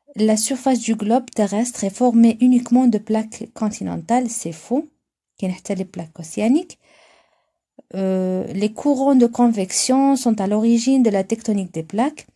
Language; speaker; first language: French; non-native, local second language; Arabic